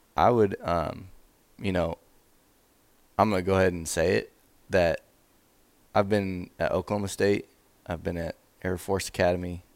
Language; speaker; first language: English; native; English